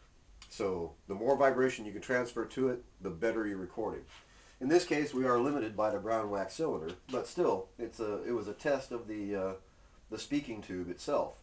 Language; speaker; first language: English; native; English